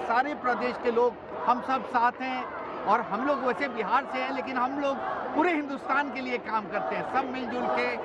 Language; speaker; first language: Hindi; native; Hindi